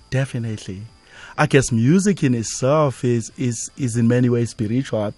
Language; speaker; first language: English; non-native, local second language; Zulu